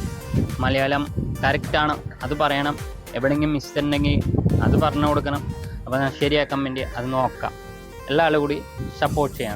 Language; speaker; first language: Malayalam; non-native, learner; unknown